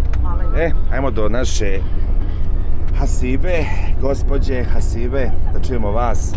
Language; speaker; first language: Bosnian; native; Bosnian